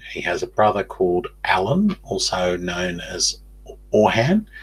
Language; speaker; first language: English; native; English